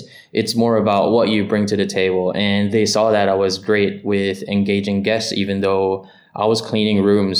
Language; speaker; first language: English; non-native, local second language; Filipino